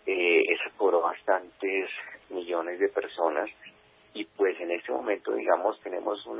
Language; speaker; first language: Spanish; native; Spanish